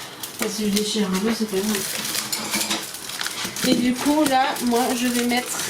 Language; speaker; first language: French; native; French